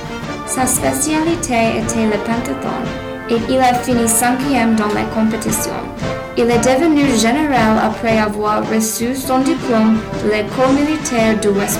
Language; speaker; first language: French; non-native, learner; English